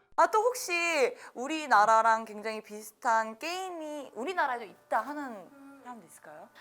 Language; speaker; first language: Korean; native; Korean